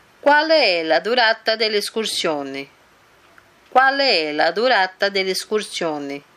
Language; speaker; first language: Italian; non-native, fluent; Portuguese